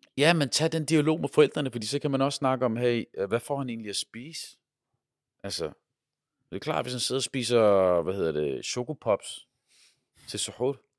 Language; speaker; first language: Danish; early bilingual, other home language; Arabic